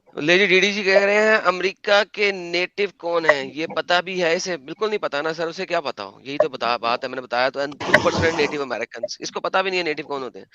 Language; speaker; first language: Urdu; native; Urdu